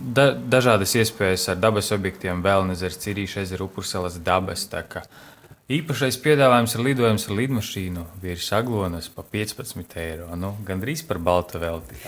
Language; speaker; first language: Latvian; native; Latvian